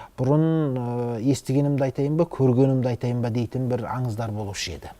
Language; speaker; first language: Kazakh; native; Kazakh